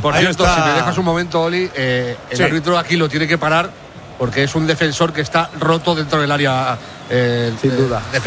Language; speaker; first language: Spanish; native; Spanish